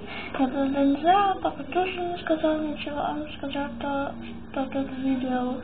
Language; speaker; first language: Russian; early bilingual, heritage; Russian